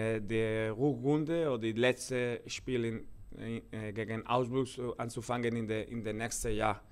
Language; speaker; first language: German; non-native, learner; Spanish